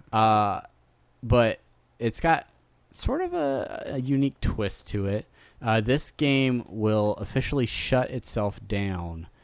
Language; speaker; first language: English; native; English